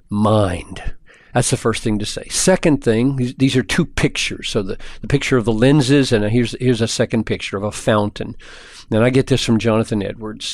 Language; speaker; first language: English; native; English